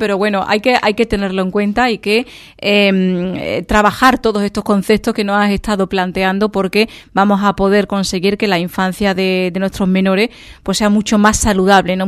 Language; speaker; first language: Spanish; native; Spanish